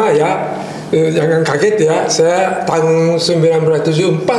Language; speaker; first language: Indonesian; non-native, fluent; Japanese